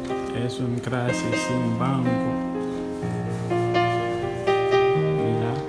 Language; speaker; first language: Spanish; non-native, learner; Haitian Creole